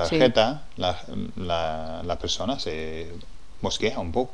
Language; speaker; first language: Spanish; non-native, fluent; English